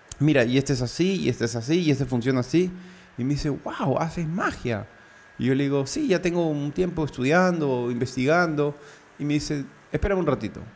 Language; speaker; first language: Spanish; native; Spanish